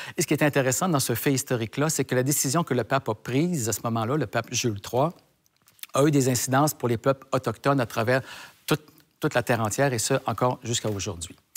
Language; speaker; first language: French; native; French